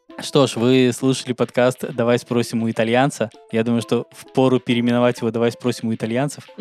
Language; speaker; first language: Russian; native; Russian